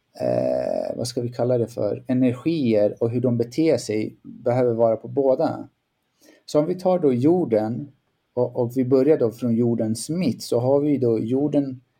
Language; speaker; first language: Swedish; early bilingual, other home language; Greek